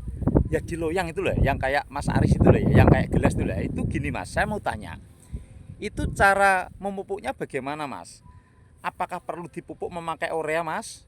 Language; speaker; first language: Indonesian; non-native, local second language; Javanese